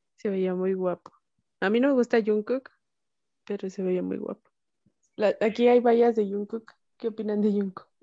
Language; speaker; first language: Spanish; native; Spanish